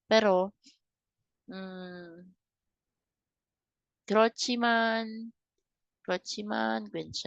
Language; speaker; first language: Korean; non-native, learner; Kinaray-a